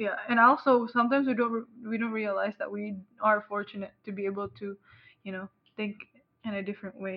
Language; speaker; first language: English; non-native, fluent; Indonesian